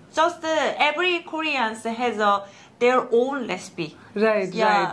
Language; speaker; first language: English; non-native, learner; Korean